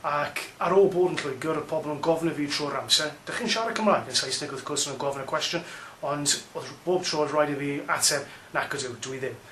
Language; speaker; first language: Welsh; non-native, local second language; English